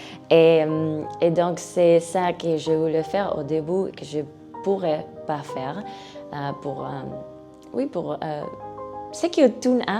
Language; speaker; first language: French; non-native, learner; Spanish